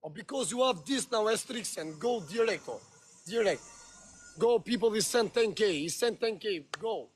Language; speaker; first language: English; non-native, learner; Albanian